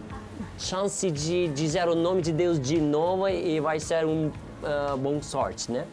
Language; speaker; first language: Portuguese; non-native, learner; Turkish